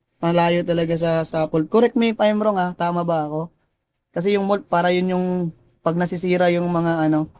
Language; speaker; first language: Filipino; non-native, local second language; Cebuano